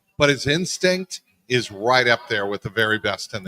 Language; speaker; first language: English; native; English